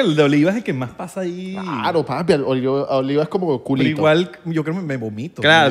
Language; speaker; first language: Spanish; native; Spanish